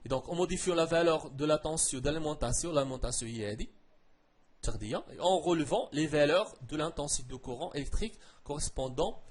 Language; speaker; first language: French; non-native, local second language; Arabic